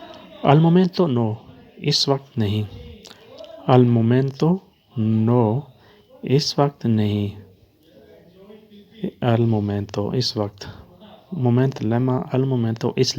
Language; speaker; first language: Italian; non-native, learner; Urdu